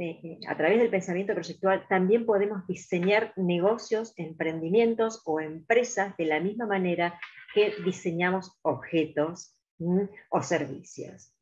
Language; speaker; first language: Spanish; native; Spanish